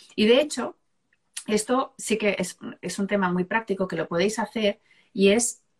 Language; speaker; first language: Spanish; native; Spanish